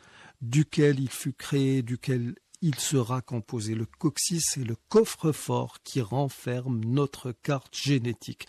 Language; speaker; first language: French; non-native, local second language; Arabic